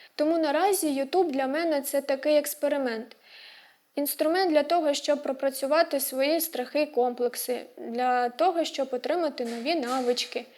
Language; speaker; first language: Ukrainian; non-native, local second language; Russian